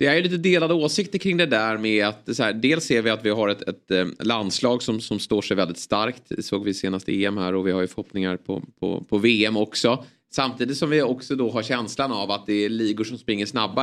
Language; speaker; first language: Swedish; native; Swedish